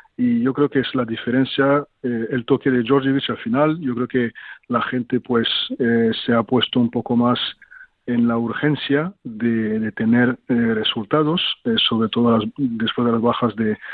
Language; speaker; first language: Spanish; non-native, fluent; French